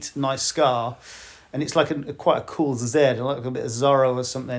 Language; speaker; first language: English; native; English